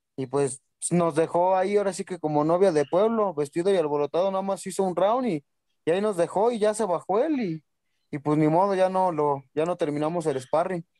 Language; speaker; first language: Spanish; native; Spanish